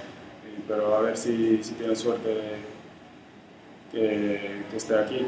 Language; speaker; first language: Spanish; non-native, fluent; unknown